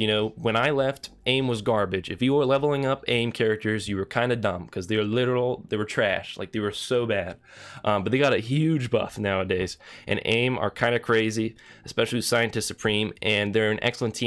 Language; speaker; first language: English; native; English